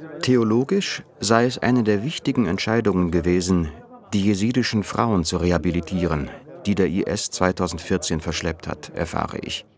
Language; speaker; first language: German; native; German